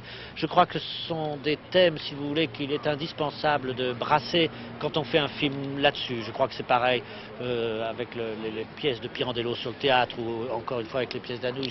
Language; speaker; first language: French; native; French